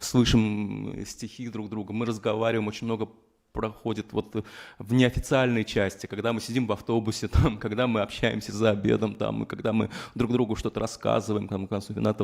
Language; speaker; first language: Russian; native; Russian